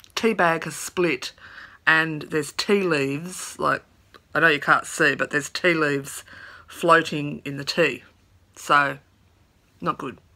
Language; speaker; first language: English; native; English